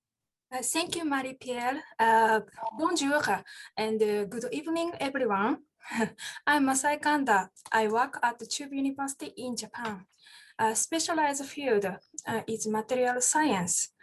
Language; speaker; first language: English; non-native, learner; Japanese